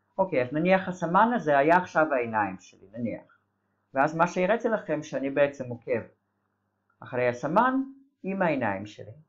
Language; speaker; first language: Hebrew; native; Hebrew